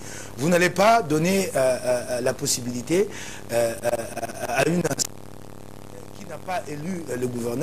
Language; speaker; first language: French; non-native, local second language; Lingala